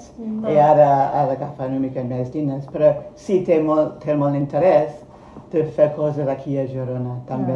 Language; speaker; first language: Catalan; non-native, fluent; Spanish